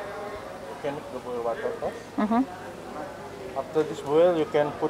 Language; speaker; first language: English; non-native, learner; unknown